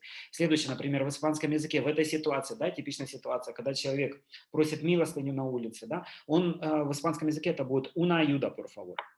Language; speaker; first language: Russian; native; Russian